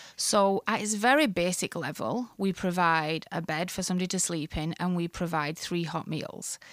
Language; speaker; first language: English; native; English